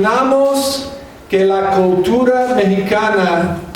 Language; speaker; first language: Spanish; non-native, fluent; English